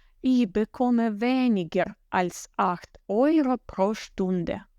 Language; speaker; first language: German; non-native, fluent; Ukrainian